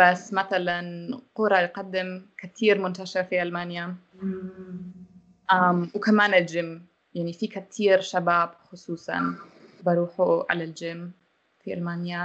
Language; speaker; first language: Arabic; non-native, learner; German